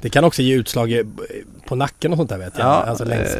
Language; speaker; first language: Swedish; native; Swedish